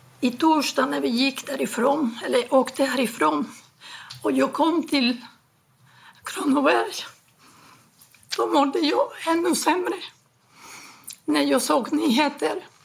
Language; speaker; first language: Swedish; non-native, fluent; Spanish